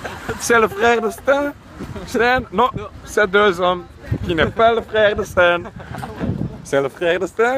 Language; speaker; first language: French; non-native, learner; Dutch